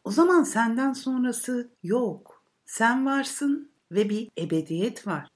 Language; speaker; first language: Turkish; native; Turkish